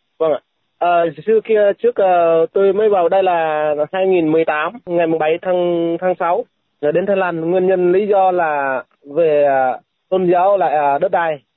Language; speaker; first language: Vietnamese; non-native, local second language; Jarai